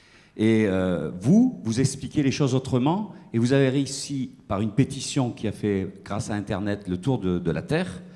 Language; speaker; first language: French; native; French